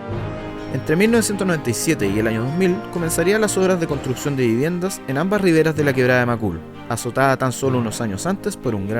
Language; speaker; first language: Spanish; native; Spanish